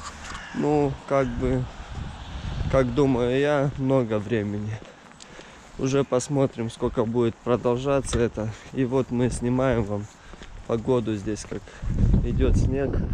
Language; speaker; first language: Russian; non-native, fluent; Romanian